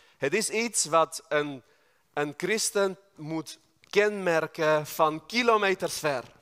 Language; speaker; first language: Dutch; non-native, fluent; Armenian